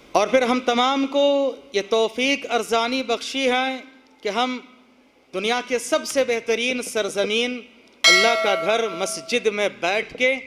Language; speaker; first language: Urdu; native; Urdu